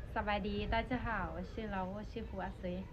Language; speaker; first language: Chinese; non-native, learner; Lao